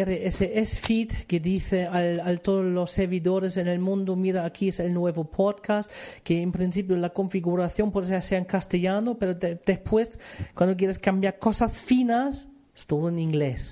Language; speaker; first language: Spanish; non-native, fluent; German